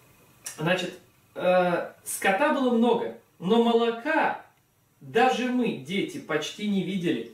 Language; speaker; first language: Russian; native; Russian